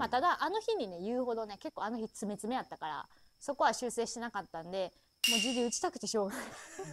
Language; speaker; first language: Japanese; native; Japanese